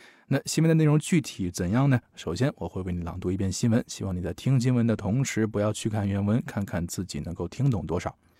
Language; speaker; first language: Chinese; native; Chinese